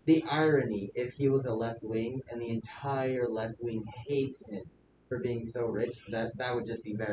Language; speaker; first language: English; native; English